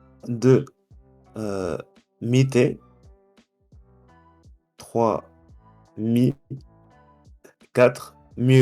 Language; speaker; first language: Japanese; non-native, learner; French